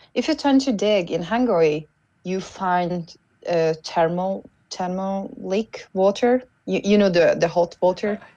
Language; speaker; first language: English; non-native, fluent; Hungarian